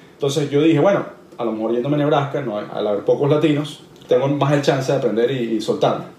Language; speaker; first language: Spanish; native; Spanish